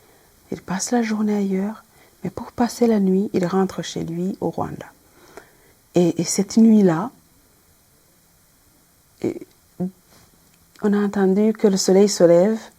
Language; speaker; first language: French; non-native, local second language; Kinyarwanda